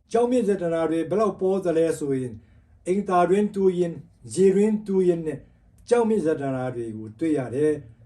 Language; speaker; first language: Burmese; non-native, local second language; Tedim Chin